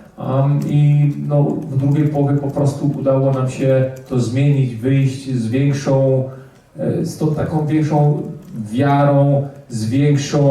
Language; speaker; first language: Polish; early bilingual, heritage; Polish